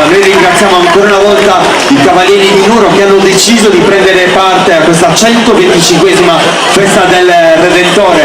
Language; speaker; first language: Italian; native; Italian